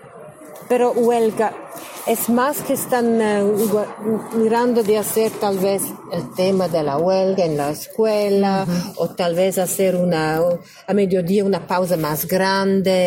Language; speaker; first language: Spanish; non-native, learner; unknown